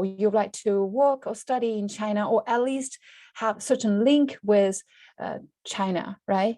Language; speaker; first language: English; non-native, fluent; Chinese